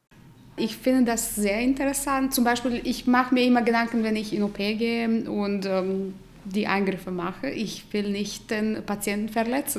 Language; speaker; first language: German; non-native, fluent; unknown